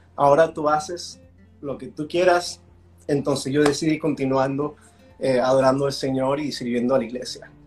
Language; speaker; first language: Spanish; early bilingual, heritage; Spanish